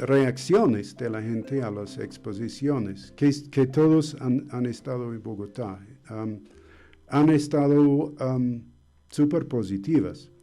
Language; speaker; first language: Spanish; non-native, fluent; English